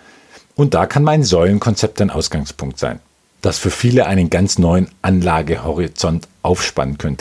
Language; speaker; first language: German; native; German